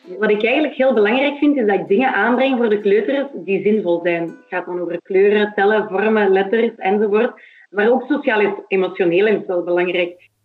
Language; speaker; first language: Dutch; native; Dutch